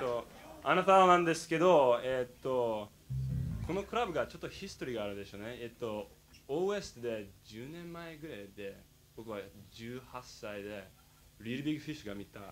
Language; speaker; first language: Japanese; non-native, learner; English